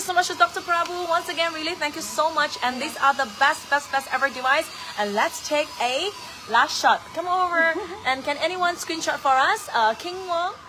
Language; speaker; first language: English; non-native, local second language; Chinese